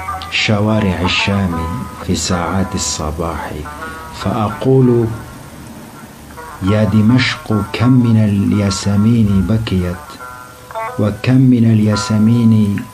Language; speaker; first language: Arabic; non-native, local second language; Kurdish